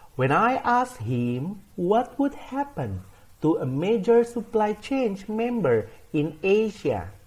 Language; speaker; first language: English; non-native, fluent; Indonesian